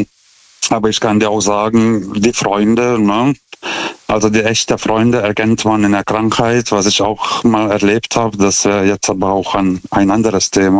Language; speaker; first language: German; non-native, fluent; Lithuanian